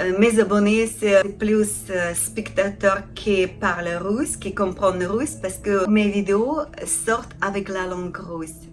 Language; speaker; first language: French; non-native, learner; Ukrainian